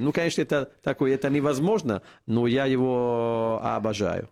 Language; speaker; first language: Russian; non-native, fluent; Italian